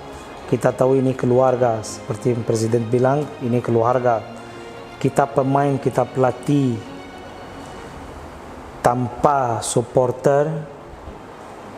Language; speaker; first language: Indonesian; non-native, fluent; Portuguese